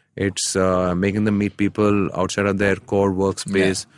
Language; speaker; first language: English; non-native, local second language; Tamil